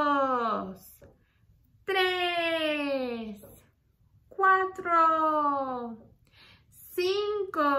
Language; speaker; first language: Spanish; non-native, learner; English